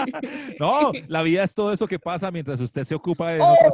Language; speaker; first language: Spanish; native; Spanish